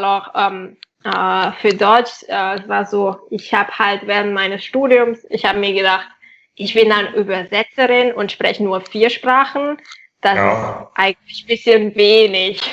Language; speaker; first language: German; non-native, fluent; Catalan